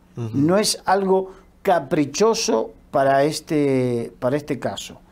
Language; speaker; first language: Spanish; native; Spanish